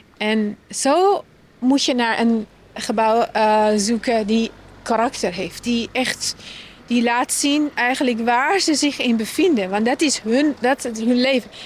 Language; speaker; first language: Dutch; non-native, fluent; Persian